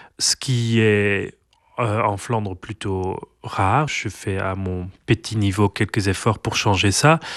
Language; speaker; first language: French; non-native, local second language; Dutch